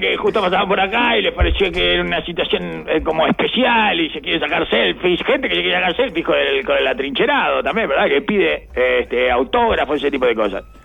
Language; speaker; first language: Spanish; native; Spanish